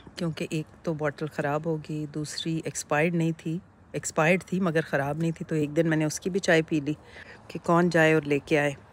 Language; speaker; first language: Urdu; native; Urdu